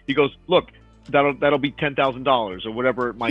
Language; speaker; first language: English; native; English